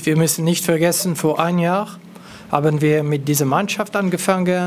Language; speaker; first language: German; non-native, local second language; French